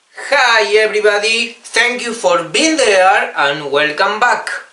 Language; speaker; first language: English; non-native, fluent; Spanish